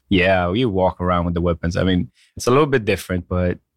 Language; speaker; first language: English; non-native, fluent; Hebrew